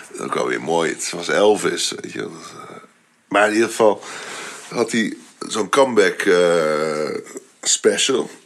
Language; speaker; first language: Dutch; native; Dutch